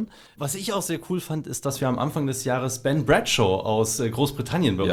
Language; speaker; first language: German; native; German